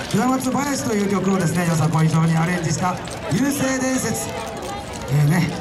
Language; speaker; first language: Japanese; native; Japanese